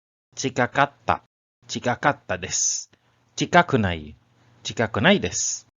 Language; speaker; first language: Japanese; non-native, learner; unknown